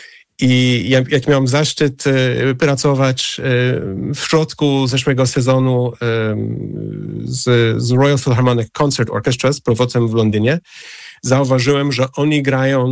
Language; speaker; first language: Polish; non-native, fluent; English